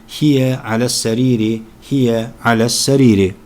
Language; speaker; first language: Arabic; non-native, fluent; Turkish